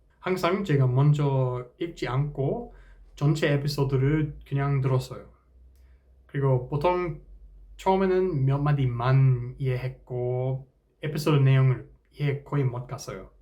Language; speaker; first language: Korean; non-native, fluent; English